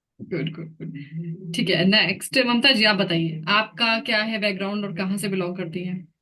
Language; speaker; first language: Hindi; native; Hindi